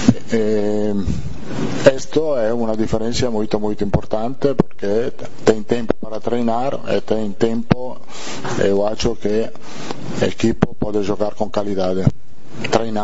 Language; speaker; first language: Portuguese; non-native, fluent; Italian